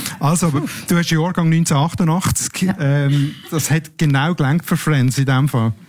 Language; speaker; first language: German; native; German